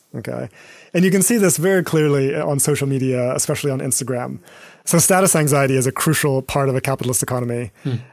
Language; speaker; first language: English; native; English